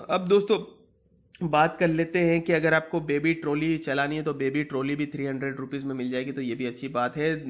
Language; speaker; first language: Hindi; non-native, local second language; Gujarati